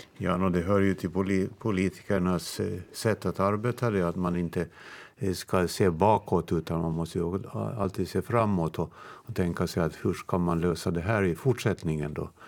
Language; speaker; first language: Swedish; native; Swedish